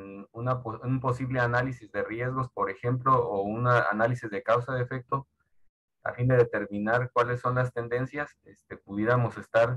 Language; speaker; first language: Spanish; native; Spanish